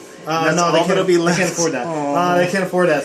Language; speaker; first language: English; native; English